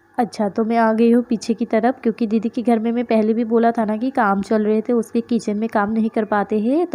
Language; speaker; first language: Hindi; non-native, local second language; Bangla